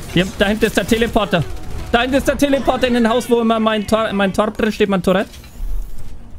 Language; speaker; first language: German; native; German